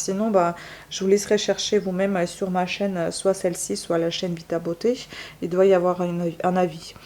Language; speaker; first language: French; non-native, fluent; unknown